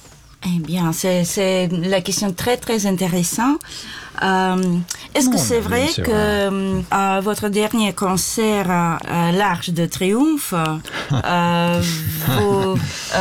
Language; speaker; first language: French; non-native, learner; Russian